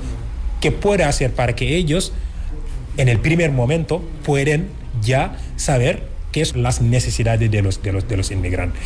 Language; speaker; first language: Spanish; non-native, fluent; Wolof